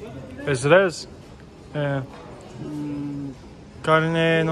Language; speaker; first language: Spanish; non-native, learner; English